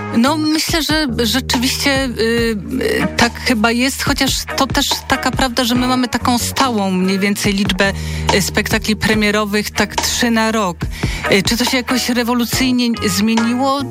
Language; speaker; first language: Polish; native; Polish